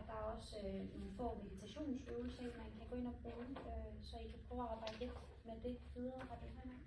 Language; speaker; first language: Danish; native; Danish